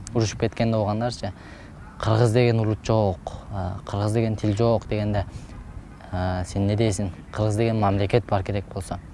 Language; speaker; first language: Kyrgyz; early bilingual, heritage; Kyrgyz